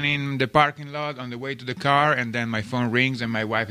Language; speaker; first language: English; non-native, fluent; Italian